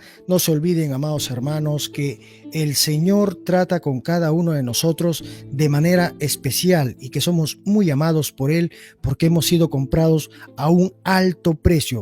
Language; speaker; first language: Spanish; native; Spanish